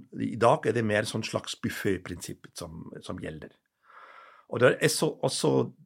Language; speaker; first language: Norwegian; non-native, fluent; German